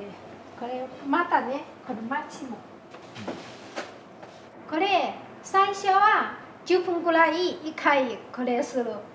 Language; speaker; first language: Japanese; non-native, learner; Chinese